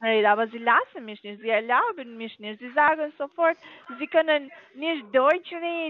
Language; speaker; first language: German; non-native, learner; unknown